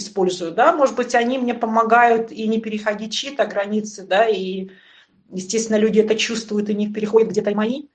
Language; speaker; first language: Russian; native; Russian